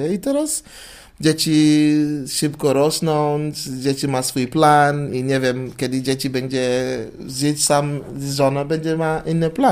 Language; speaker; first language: Polish; non-native, learner; English